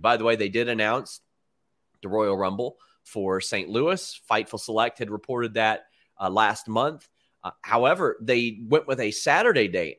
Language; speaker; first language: English; native; English